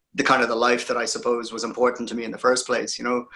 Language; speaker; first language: English; native; English